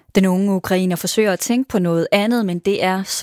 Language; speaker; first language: Danish; native; Danish